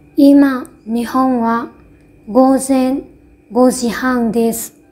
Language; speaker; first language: Japanese; non-native, fluent; Vietnamese